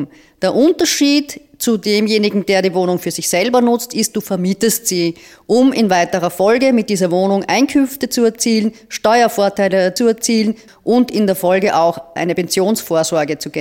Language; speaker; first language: German; native; German